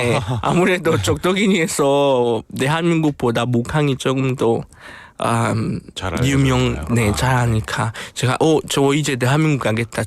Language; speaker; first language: Korean; non-native, fluent; Spanish